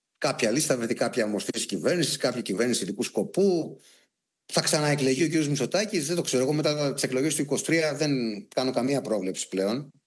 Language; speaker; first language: Greek; native; Greek